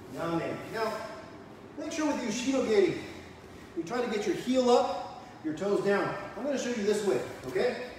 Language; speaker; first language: English; native; English